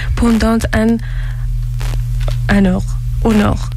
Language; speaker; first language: French; non-native, learner; Persian